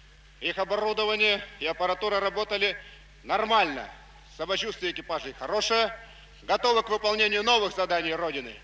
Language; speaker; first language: Russian; native; Russian